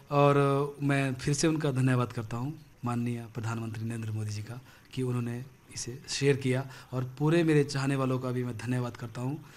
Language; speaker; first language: Hindi; native; Hindi